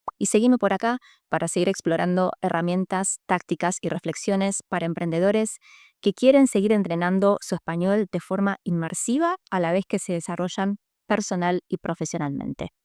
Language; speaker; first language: Spanish; native; Spanish